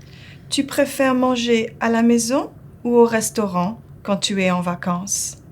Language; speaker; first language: French; non-native, fluent; English